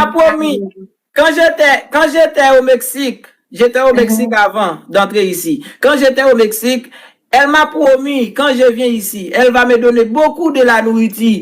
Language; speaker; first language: French; non-native, local second language; Haitian Creole